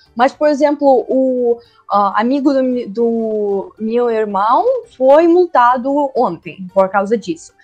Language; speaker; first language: Portuguese; non-native, learner; Russian